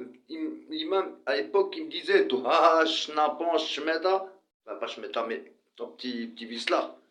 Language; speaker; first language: French; early bilingual, other home language; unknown